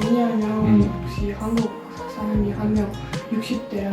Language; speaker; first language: Korean; non-native, fluent; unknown